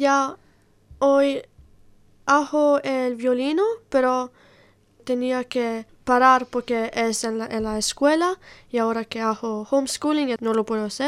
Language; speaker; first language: Spanish; non-native, learner; Italian